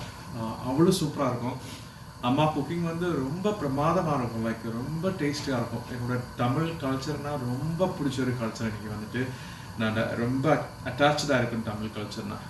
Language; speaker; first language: Tamil; non-native, learner; Malayalam